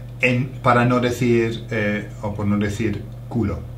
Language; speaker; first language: Spanish; non-native, fluent; English